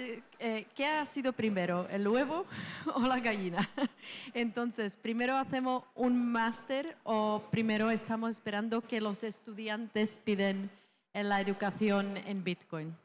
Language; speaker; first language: Spanish; non-native, fluent; Czech